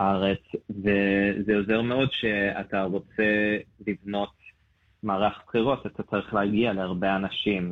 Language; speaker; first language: Hebrew; non-native, fluent; English